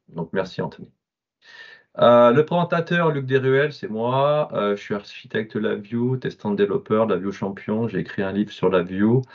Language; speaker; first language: French; native; French